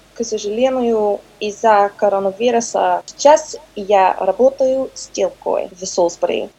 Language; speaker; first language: Russian; non-native, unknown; English